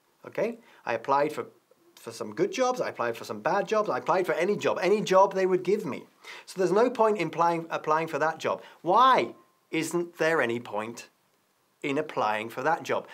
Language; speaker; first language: English; native; English